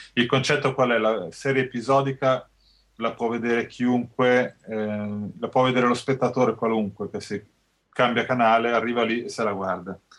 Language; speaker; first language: Italian; native; Italian